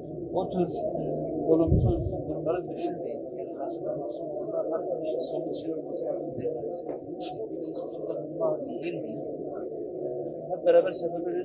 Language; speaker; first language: Turkish; native; Turkish